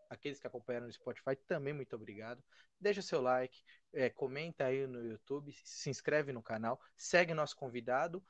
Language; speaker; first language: Portuguese; native; Portuguese